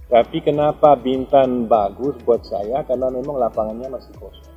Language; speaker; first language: Indonesian; non-native, fluent; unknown